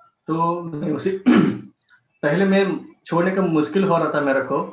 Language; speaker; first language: Hindi; non-native, local second language; Telugu